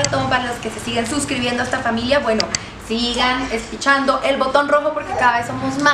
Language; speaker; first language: Spanish; native; Spanish